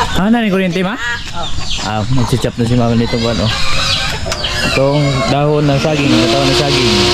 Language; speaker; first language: Filipino; native; Filipino